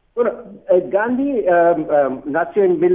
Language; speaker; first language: Spanish; non-native, fluent; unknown